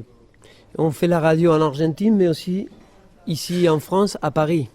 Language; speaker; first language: French; non-native, fluent; Spanish